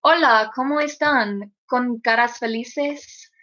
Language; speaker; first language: Spanish; non-native, learner; English